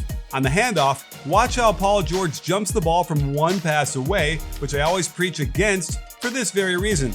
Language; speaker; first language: English; native; English